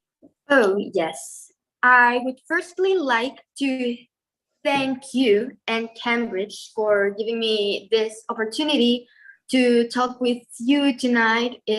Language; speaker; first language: English; non-native, fluent; Spanish